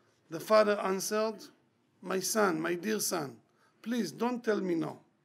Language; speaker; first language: English; non-native, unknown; Hebrew